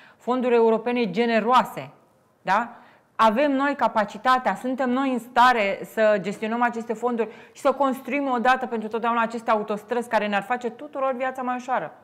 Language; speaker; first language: Romanian; native; Romanian